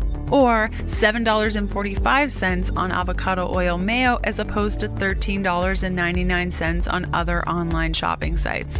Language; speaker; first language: English; native; English